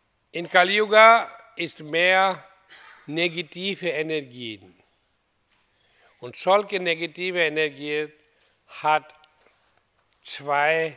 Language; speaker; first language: German; non-native, fluent; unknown